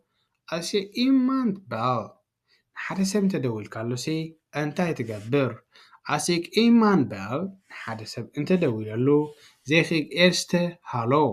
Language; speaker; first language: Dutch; non-native, learner; Tigrinya